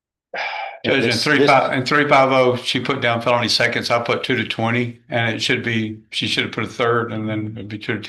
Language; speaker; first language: English; native; English